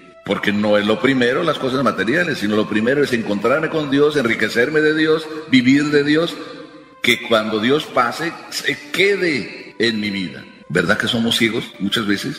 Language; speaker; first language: Spanish; native; Spanish